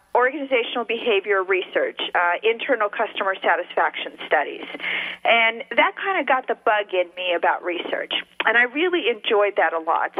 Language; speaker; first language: English; early bilingual, other home language; Spanish